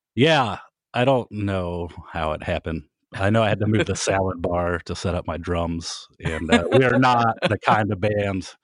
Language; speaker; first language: English; native; English